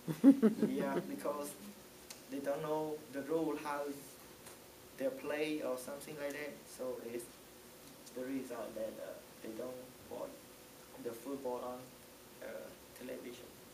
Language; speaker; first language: English; non-native, learner; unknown